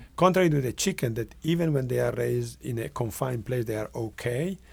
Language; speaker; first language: English; non-native, fluent; Italian